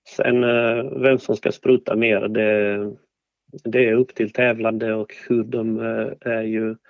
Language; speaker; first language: Swedish; non-native, fluent; Bosnian